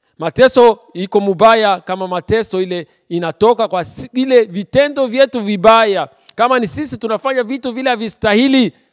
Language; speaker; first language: Swahili; native; Swahili